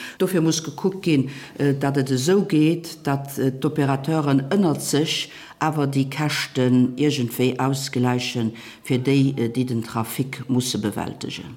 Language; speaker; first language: Luxembourgish; native; Luxembourgish